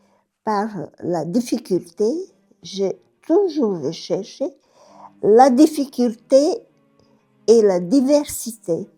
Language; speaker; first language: French; non-native, fluent; Bulgarian